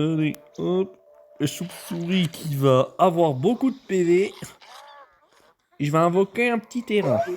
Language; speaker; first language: French; native; French